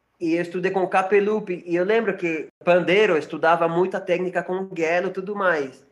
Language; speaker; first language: Portuguese; non-native, fluent; Spanish